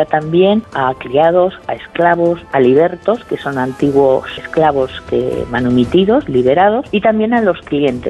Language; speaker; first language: Spanish; native; Spanish